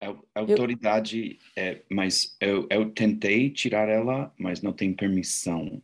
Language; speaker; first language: Portuguese; non-native, learner; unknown